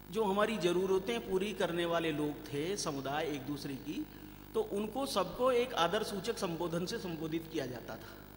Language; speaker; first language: Hindi; native; Hindi